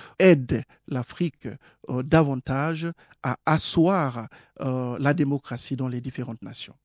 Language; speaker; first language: French; non-native, fluent; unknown